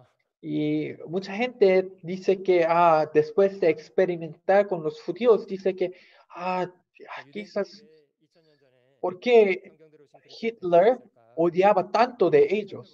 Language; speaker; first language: Spanish; non-native, fluent; Korean